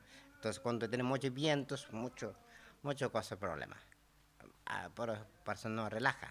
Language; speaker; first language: Spanish; non-native, learner; Tibetan